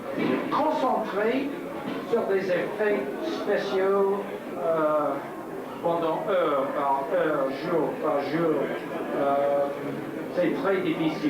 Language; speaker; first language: French; non-native, learner; English